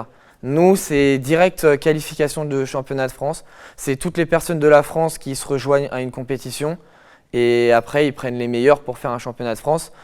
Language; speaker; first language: French; native; French